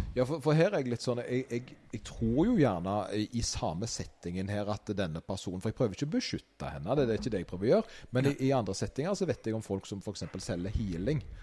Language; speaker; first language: Norwegian; native; Norwegian